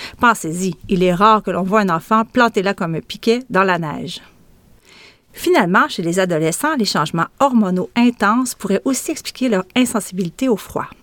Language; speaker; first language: French; native; French